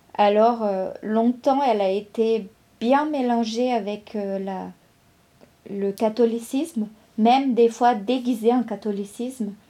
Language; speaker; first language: French; non-native, fluent; Portuguese